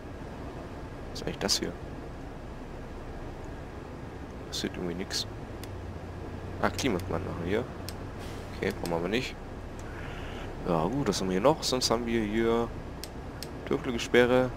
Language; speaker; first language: German; native; German